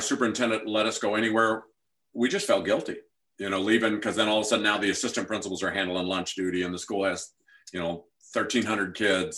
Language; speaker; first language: English; native; English